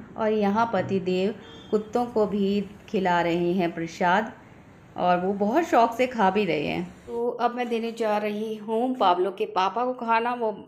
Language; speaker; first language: Hindi; native; Hindi